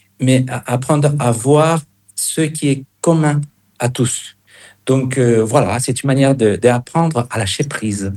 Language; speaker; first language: French; non-native, fluent; Spanish